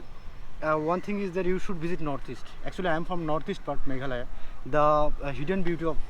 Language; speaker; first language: English; non-native, learner; Bangla